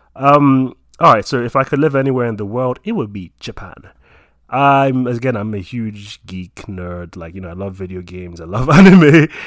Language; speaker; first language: English; non-native, local second language; Yoruba